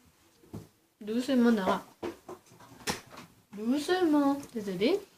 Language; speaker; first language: French; early bilingual, other home language; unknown